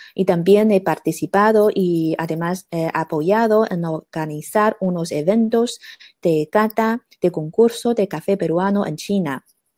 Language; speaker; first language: Spanish; non-native, fluent; Chinese